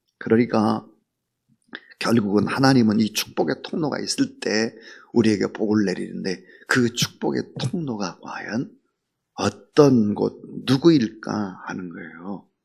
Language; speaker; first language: Korean; native; Korean